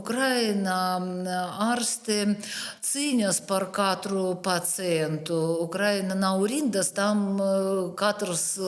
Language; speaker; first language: Latvian; non-native, learner; Russian